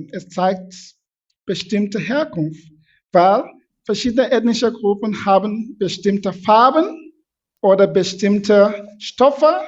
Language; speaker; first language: German; non-native, fluent; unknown